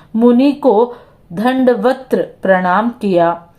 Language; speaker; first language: Hindi; non-native, local second language; Telugu